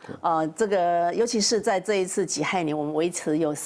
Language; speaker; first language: Chinese; native; Chinese